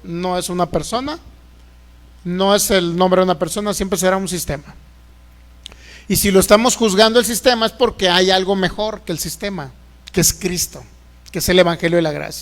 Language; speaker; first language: Spanish; native; Spanish